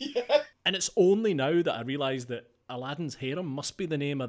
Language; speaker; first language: English; native; English